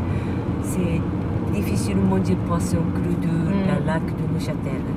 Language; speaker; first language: French; non-native, learner; Japanese